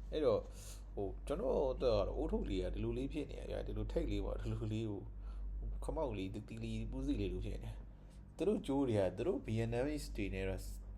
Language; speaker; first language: Burmese; non-native, local second language; Chinese